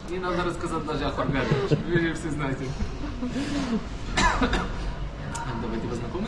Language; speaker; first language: Russian; non-native, fluent; Arabic